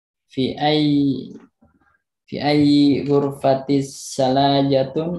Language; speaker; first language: Arabic; non-native, learner; Indonesian